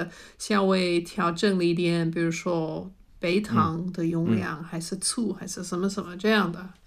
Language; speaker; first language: Chinese; non-native, fluent; English